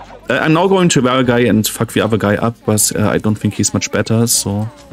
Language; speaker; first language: English; non-native, fluent; German